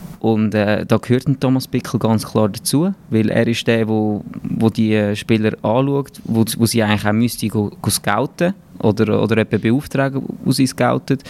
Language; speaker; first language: German; native; German